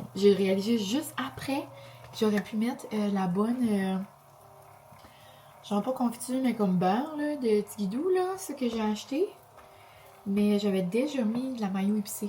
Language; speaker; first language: French; native; French